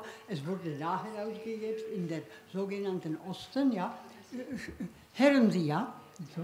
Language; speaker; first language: German; non-native, learner; Czech